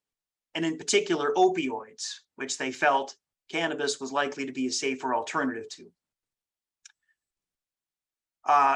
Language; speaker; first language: English; native; English